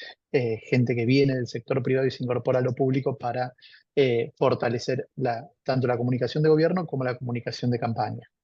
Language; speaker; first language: Spanish; native; Spanish